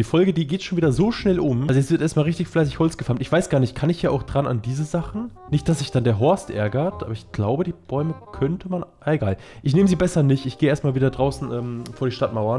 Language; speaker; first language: German; native; German